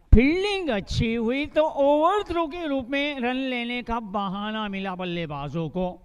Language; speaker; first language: Hindi; non-native, local second language; Gujarati